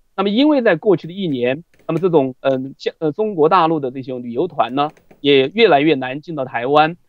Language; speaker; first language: Chinese; native; Chinese